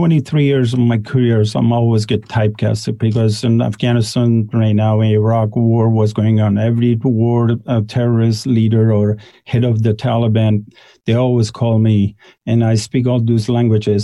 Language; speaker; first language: English; non-native, fluent; Persian